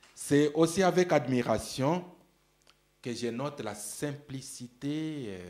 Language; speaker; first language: French; non-native, local second language; Luba-Lulua